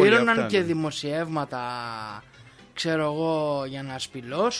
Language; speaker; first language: Greek; native; Greek